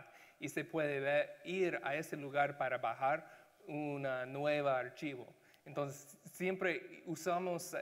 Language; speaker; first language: Spanish; non-native, learner; English